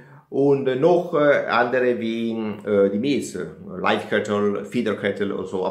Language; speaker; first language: German; non-native, fluent; Italian